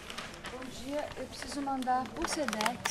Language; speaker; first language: French; non-native, learner; Portuguese